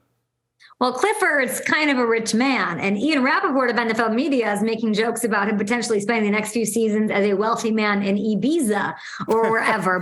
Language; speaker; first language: English; native; English